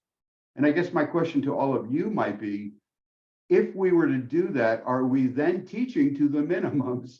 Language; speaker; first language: English; native; English